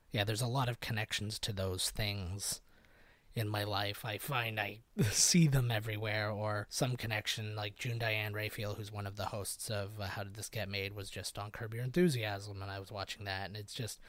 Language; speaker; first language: English; native; English